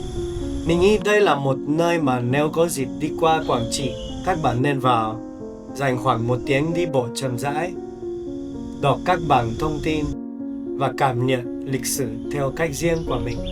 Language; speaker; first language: Vietnamese; non-native, fluent; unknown